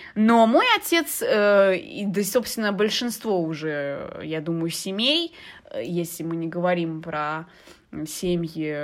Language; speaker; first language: Russian; non-native, fluent; Arabic